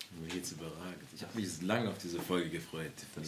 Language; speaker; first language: German; native; German